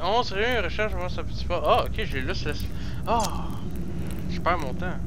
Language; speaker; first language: French; native; French